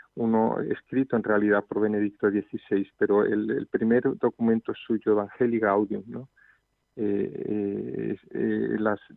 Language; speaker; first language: Spanish; native; Spanish